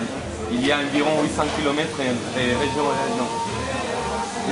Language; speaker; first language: French; non-native, fluent; Spanish